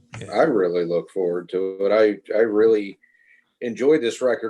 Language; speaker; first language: English; native; English